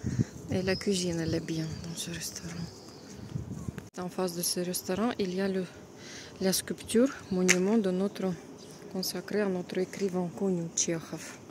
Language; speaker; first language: French; non-native, fluent; Russian